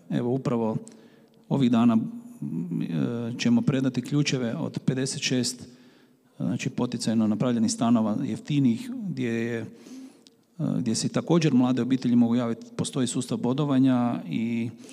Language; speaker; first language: Croatian; native; Croatian